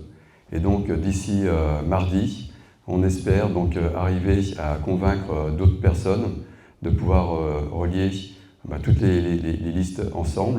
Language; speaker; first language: French; native; French